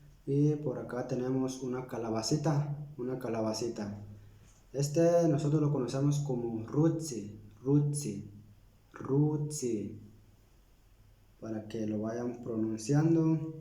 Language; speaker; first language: Spanish; non-native, local second language; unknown